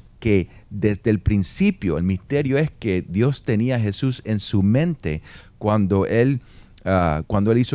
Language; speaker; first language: Spanish; early bilingual, heritage; Spanish